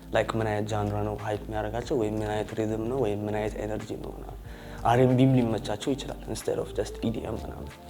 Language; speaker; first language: Amharic; early bilingual, heritage; Amharic